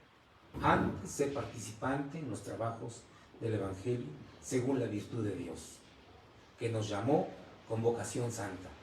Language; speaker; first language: Spanish; native; Spanish